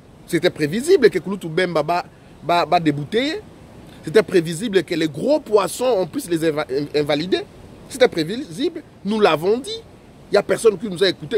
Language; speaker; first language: French; non-native, local second language; Lingala